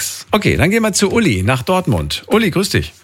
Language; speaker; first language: German; native; German